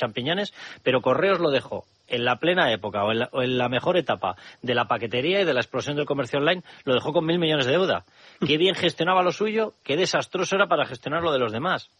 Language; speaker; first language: Spanish; native; Spanish